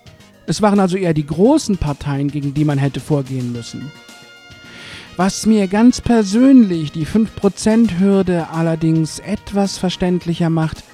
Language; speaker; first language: German; native; German